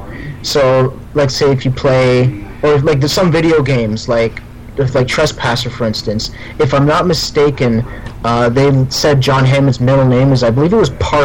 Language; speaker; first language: English; native; English